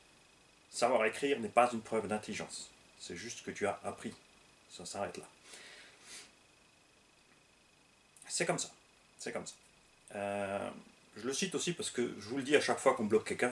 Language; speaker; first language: French; native; French